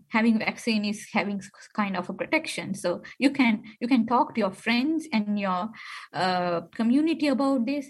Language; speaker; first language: English; non-native, local second language; Tamil